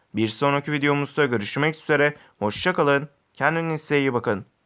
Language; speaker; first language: Turkish; native; Turkish